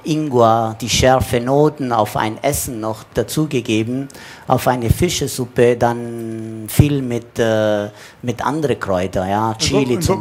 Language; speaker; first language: German; non-native, fluent; Italian